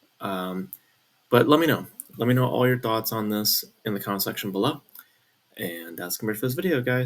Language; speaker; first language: English; native; English